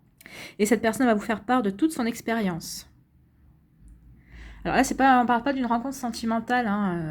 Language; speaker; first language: French; native; French